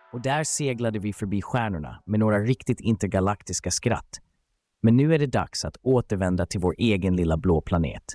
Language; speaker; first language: Swedish; native; Swedish